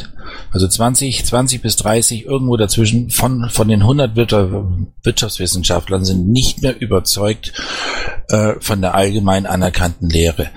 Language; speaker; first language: German; native; German